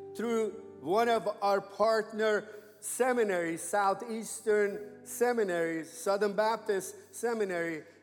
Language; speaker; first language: English; non-native, fluent; Persian